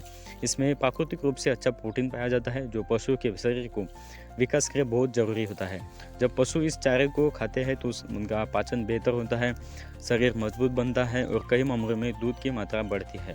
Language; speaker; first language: Hindi; native; Hindi